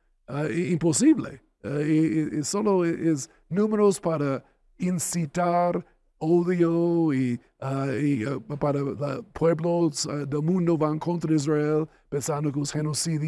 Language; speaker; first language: Spanish; non-native, fluent; English